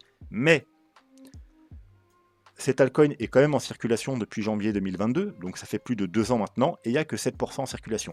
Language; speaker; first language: French; native; French